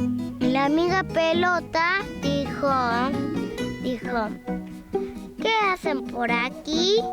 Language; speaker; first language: Spanish; native; Spanish